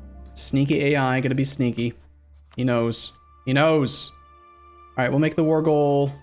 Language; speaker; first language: English; native; English